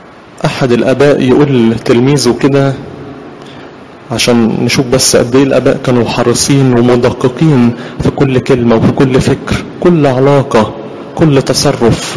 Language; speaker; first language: Arabic; native; Arabic